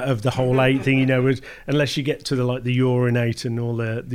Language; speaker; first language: English; native; English